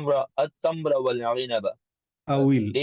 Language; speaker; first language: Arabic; non-native, learner; English